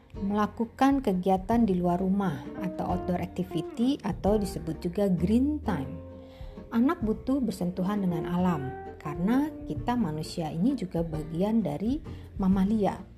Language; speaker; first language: Indonesian; native; Indonesian